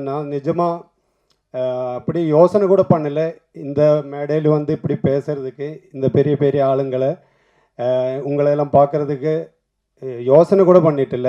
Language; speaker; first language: Tamil; non-native, learner; Malayalam